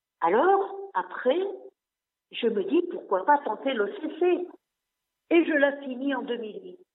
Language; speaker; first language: French; non-native, local second language; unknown